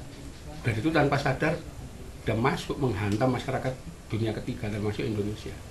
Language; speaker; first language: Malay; non-native, local second language; Javanese